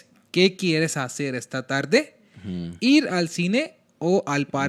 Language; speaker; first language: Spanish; non-native, learner; Hindi